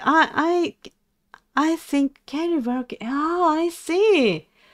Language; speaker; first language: English; non-native, learner; Japanese